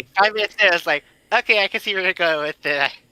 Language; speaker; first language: English; native; English